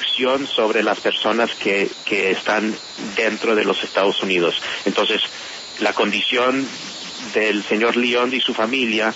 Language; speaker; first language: Spanish; non-native, fluent; English